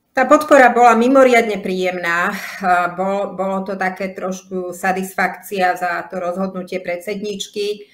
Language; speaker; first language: Slovak; native; Slovak